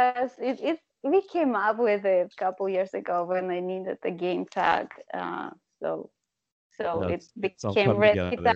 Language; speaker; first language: English; non-native, fluent; Russian